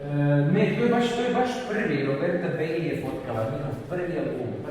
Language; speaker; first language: Croatian; native; Croatian